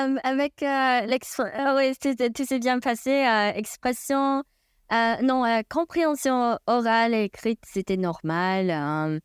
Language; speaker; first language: French; non-native, fluent; Chinese